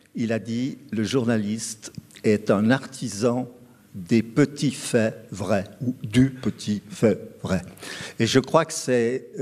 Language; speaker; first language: French; native; French